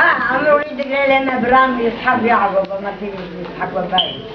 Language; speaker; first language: Hebrew; non-native, learner; Arabic